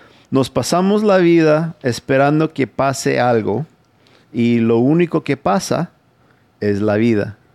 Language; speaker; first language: Spanish; early bilingual, heritage; Spanish